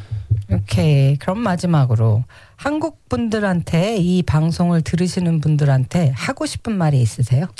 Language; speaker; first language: Korean; native; Korean